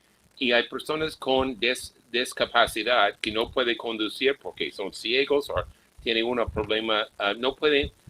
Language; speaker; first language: Spanish; non-native, fluent; English